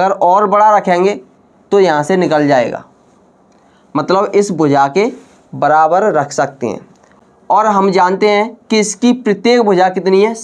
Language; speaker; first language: Hindi; native; Hindi